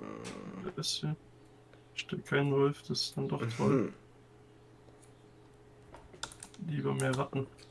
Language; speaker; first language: German; native; German